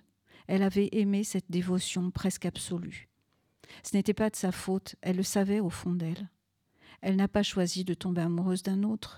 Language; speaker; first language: French; native; French